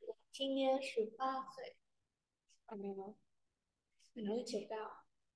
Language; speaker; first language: Chinese; non-native, learner; Vietnamese